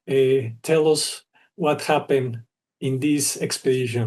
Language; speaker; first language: English; non-native, learner; Spanish